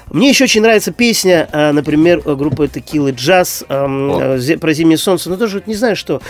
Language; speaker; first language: Russian; native; Russian